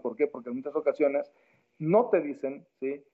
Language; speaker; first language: Spanish; native; Spanish